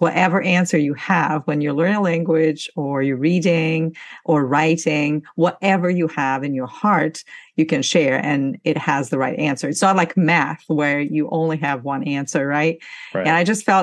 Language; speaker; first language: English; non-native, fluent; Ukrainian